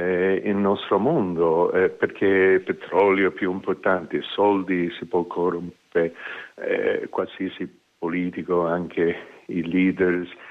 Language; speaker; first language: Italian; non-native, fluent; English